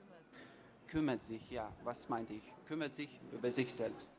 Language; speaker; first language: German; non-native, learner; Lithuanian